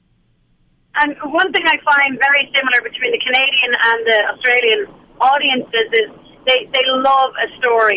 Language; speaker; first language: English; native; English